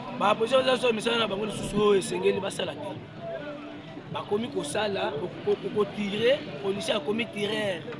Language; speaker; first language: Lingala; non-native, local second language; Kongo